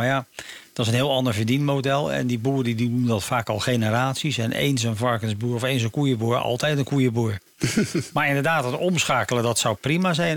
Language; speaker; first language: Dutch; native; Dutch